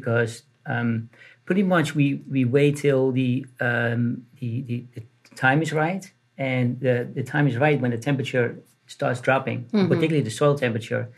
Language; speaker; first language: English; non-native, fluent; Dutch